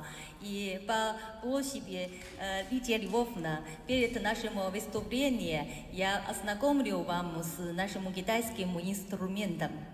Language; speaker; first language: Russian; non-native, learner; Chinese